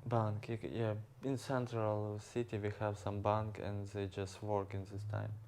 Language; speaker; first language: English; non-native, learner; Ukrainian